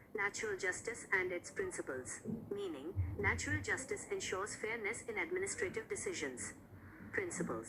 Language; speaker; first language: English; non-native, local second language; Marathi